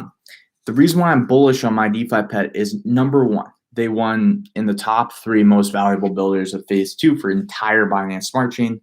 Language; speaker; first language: English; native; English